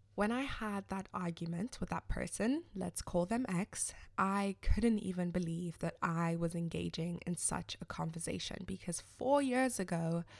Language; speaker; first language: English; non-native, local second language; Shona